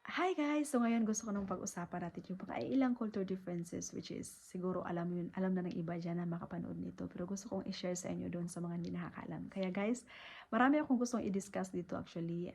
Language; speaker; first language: Filipino; native; Filipino